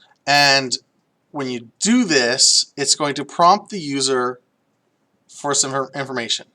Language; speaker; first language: English; native; English